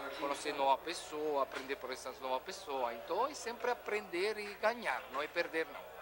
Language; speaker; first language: Portuguese; non-native, fluent; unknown